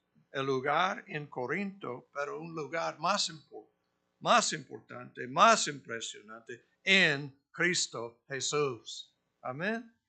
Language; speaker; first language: Spanish; non-native, fluent; English